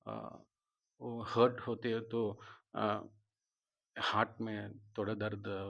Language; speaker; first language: Hindi; non-native, learner; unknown